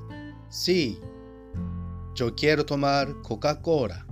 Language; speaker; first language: Spanish; non-native, fluent; Japanese